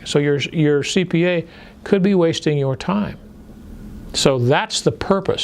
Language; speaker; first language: English; native; English